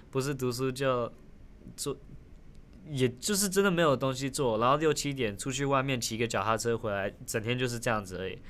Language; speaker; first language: Chinese; early bilingual, other home language; Min Nan Chinese